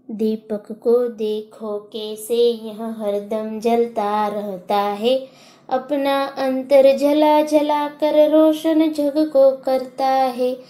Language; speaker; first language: Hindi; non-native, local second language; Gujarati